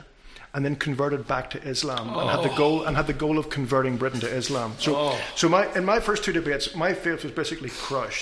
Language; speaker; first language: English; native; English